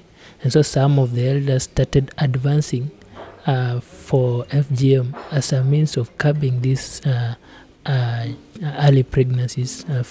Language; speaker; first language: English; non-native, local second language; Kalenjin